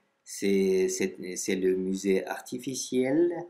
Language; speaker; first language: French; non-native, fluent; Russian